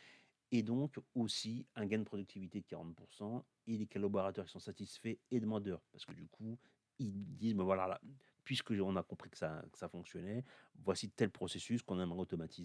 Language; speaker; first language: French; native; French